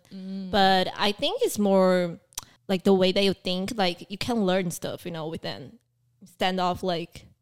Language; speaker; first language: English; early bilingual, other home language; Portuguese